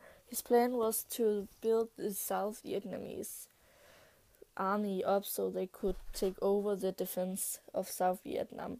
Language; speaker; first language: English; non-native, learner; Danish